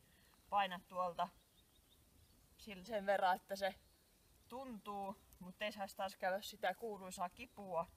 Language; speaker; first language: Finnish; native; Finnish